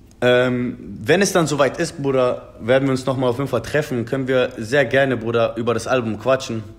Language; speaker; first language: German; early bilingual, other home language; Persian